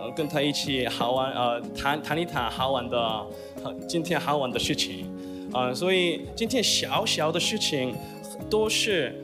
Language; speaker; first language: Chinese; non-native, learner; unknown